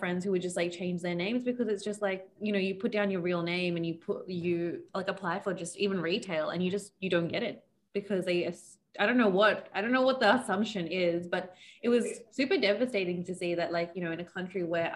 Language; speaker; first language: English; native; English